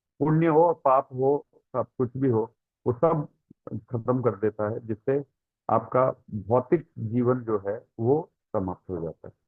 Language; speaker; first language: Hindi; non-native, local second language; Tamil